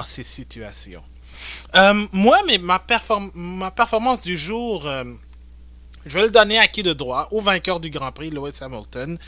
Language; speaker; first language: French; native; French